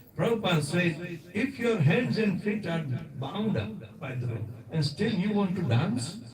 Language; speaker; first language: English; non-native, local second language; Hindi